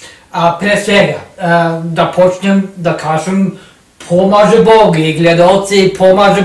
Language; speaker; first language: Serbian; non-native, learner; Norwegian